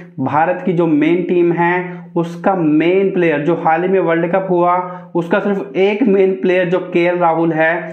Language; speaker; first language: Hindi; native; Hindi